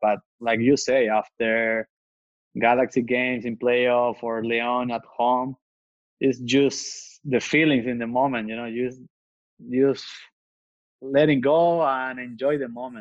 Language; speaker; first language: English; non-native, fluent; Spanish